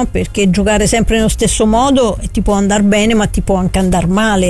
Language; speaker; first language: Italian; native; Italian